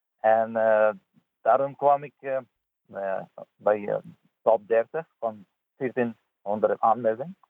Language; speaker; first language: Dutch; non-native, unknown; Persian